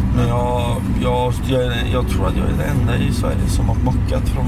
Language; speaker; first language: Swedish; non-native, fluent; Persian